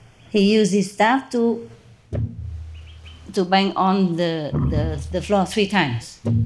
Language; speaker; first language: English; non-native, fluent; Vietnamese